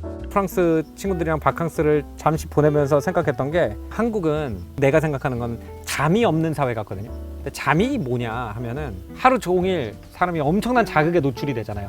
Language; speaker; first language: Korean; native; Korean